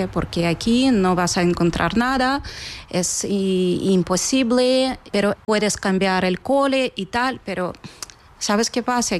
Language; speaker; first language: Spanish; non-native, fluent; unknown